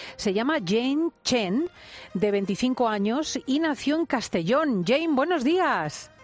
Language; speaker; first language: Spanish; native; Spanish